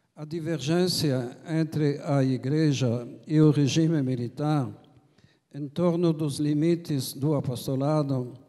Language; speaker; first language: Portuguese; non-native, fluent; French